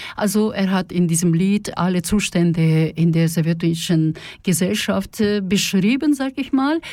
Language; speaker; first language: German; non-native, fluent; Russian